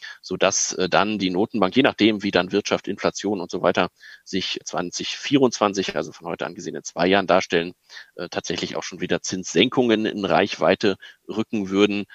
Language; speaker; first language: German; native; German